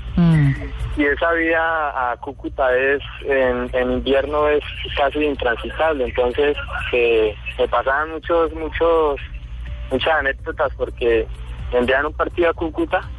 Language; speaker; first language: Spanish; native; Spanish